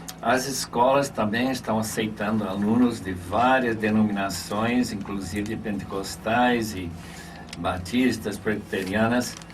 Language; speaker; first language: Portuguese; non-native, fluent; English